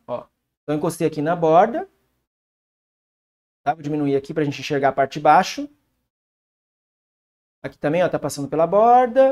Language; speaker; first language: Portuguese; native; Portuguese